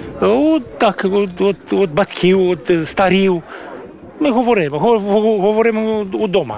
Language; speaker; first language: Ukrainian; early bilingual, heritage; Ukrainian